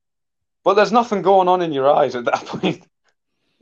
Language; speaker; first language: English; native; English